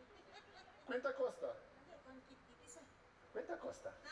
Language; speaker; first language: Spanish; non-native, learner; English